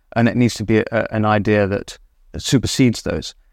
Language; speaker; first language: English; native; English